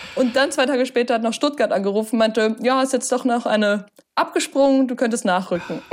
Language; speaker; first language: German; native; German